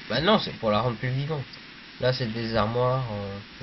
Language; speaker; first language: French; native; French